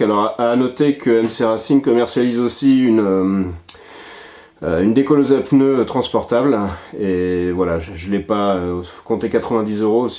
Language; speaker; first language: French; native; French